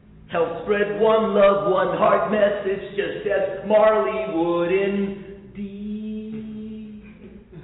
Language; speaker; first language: English; early bilingual, other home language; Spanish